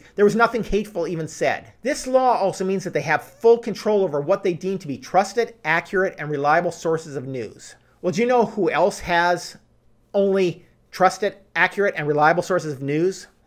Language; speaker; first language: English; native; English